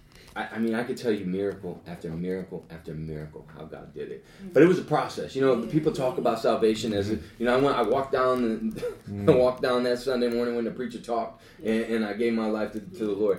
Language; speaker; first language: English; native; English